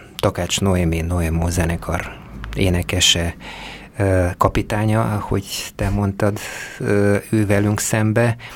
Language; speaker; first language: Hungarian; native; Hungarian